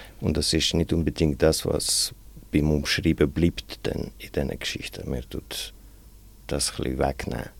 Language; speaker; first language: German; non-native, fluent; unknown